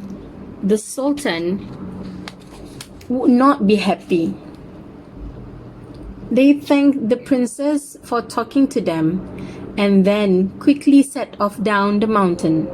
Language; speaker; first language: English; non-native, local second language; Malay